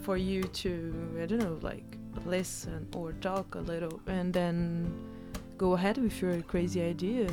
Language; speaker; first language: English; non-native, fluent; Portuguese